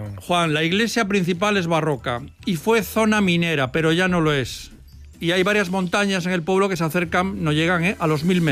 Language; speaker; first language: Spanish; native; Spanish